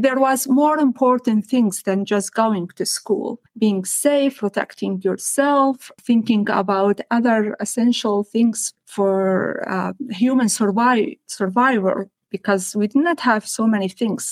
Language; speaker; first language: English; non-native, fluent; Arabic